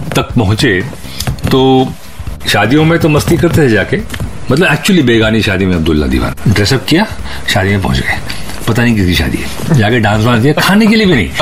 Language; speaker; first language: Hindi; native; Hindi